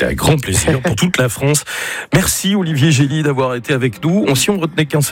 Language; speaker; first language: French; native; French